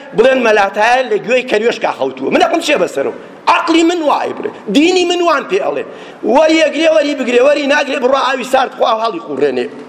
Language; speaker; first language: Central Kurdish; native; Central Kurdish